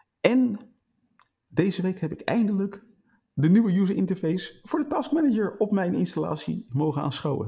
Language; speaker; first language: Dutch; native; Dutch